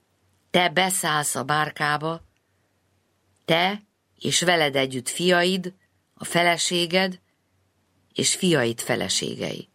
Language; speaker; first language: Hungarian; native; Hungarian